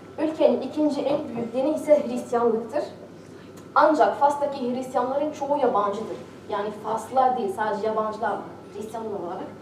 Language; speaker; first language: Turkish; non-native, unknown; Arabic